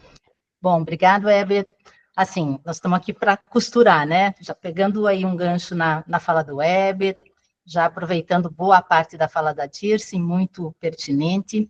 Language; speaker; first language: Portuguese; native; Portuguese